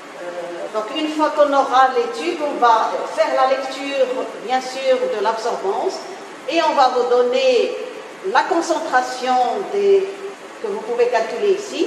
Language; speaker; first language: French; non-native, local second language; Arabic